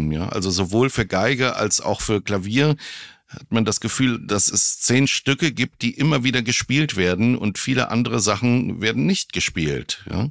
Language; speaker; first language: German; native; German